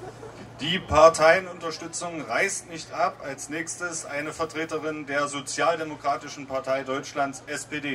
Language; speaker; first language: German; native; German